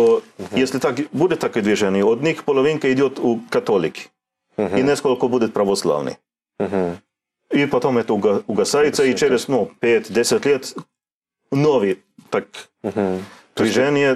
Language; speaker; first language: Russian; non-native, learner; Swedish